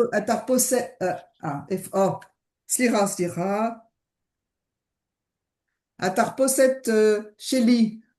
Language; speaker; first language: Hebrew; non-native, learner; French